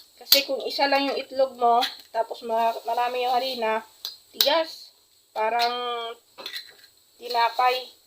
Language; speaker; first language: Filipino; non-native, local second language; Hiligaynon